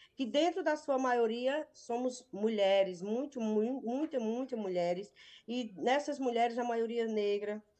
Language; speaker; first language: Portuguese; native; Portuguese